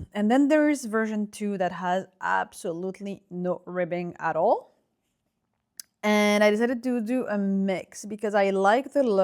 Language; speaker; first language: English; non-native, fluent; French